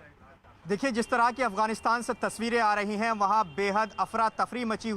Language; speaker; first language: Hindi; native; Hindi